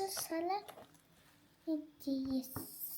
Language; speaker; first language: Russian; non-native, local second language; Kazakh